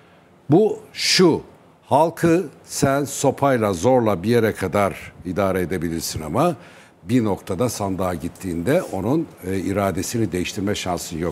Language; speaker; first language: Turkish; native; Turkish